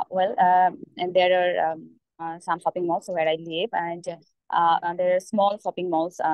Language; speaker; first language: English; non-native, local second language; Bangla